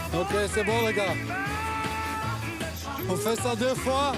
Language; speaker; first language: French; non-native, local second language; Dutch